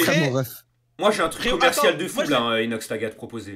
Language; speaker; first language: French; native; French